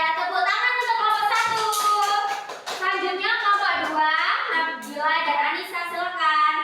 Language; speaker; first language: Indonesian; native; Indonesian